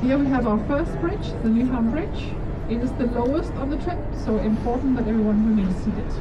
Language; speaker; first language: English; non-native, fluent; Danish